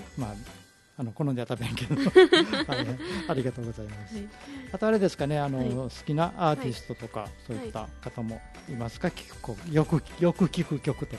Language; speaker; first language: Japanese; native; Japanese